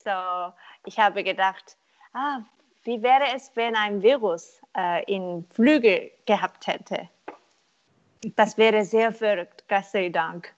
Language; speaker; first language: German; non-native, learner; Korean